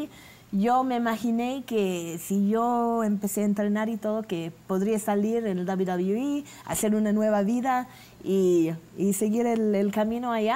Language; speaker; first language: Spanish; non-native, fluent; English